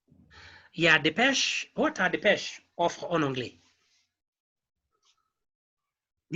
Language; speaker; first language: French; non-native, fluent; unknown